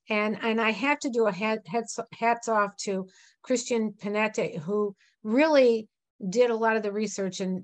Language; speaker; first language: English; native; English